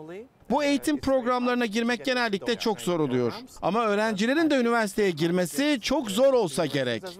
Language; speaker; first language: Turkish; native; Turkish